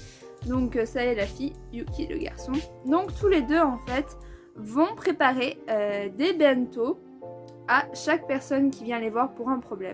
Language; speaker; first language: French; native; French